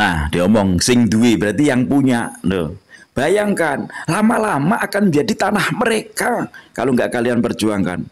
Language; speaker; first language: Indonesian; non-native, local second language; Javanese